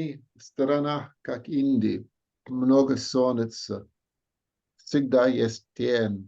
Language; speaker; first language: Russian; non-native, fluent; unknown